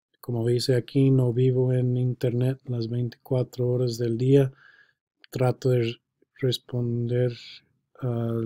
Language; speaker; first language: Spanish; non-native, fluent; English